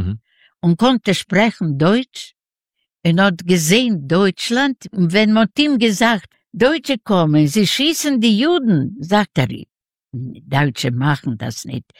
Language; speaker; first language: German; non-native, learner; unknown